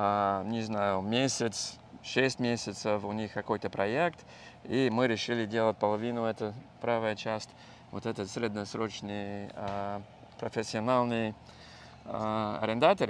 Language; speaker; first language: Russian; non-native, learner; English